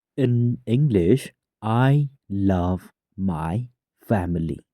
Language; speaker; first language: English; non-native, local second language; Khasi